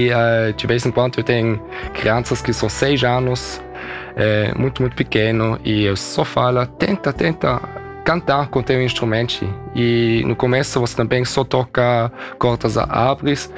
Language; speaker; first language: Portuguese; early bilingual, heritage; German